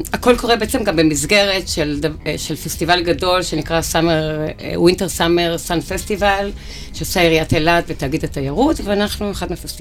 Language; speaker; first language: Hebrew; native; Hebrew